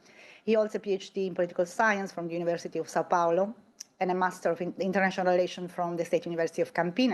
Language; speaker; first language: English; non-native, fluent; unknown